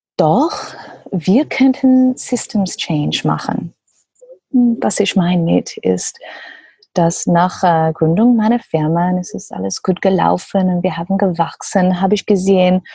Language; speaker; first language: German; non-native, learner; English